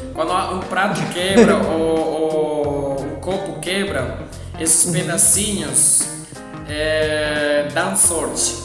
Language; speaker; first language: Portuguese; non-native, fluent; German